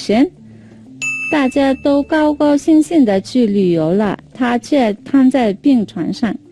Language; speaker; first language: Chinese; non-native, fluent; Mongolian